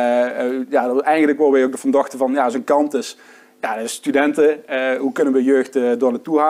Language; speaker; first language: Dutch; native; Dutch